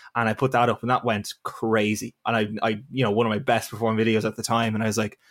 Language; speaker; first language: English; native; English